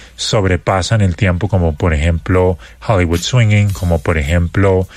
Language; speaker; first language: Spanish; native; Spanish